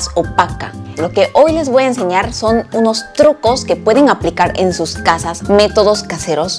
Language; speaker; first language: Spanish; non-native, fluent; Korean